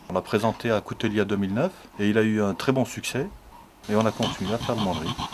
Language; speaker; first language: French; early bilingual, other home language; Turkish